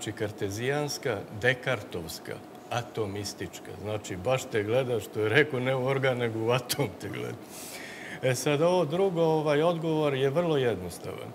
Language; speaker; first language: Serbian; native; Serbian